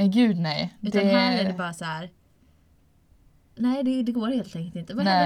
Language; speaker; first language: Swedish; native; Swedish